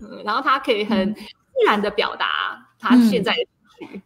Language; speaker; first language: Chinese; native; Chinese